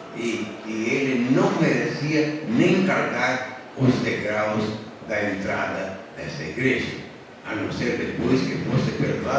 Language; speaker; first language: Portuguese; native; Portuguese